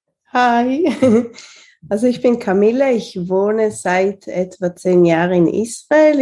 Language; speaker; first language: German; early bilingual, heritage; Spanish